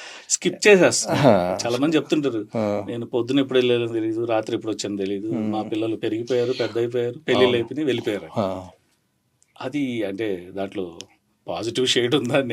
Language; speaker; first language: Telugu; native; Telugu